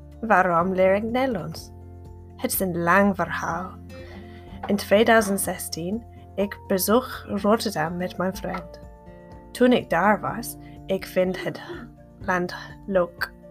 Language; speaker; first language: Dutch; non-native, learner; English